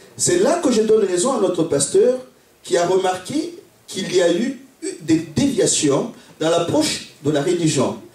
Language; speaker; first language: French; non-native, local second language; Luba-Lulua